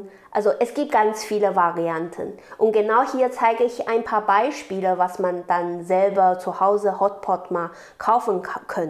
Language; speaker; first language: German; non-native, learner; Chinese